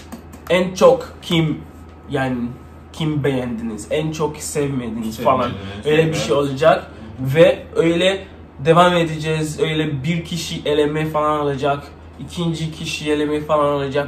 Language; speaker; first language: Turkish; non-native, learner; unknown